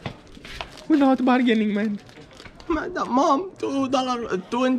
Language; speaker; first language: English; non-native, learner; Arabic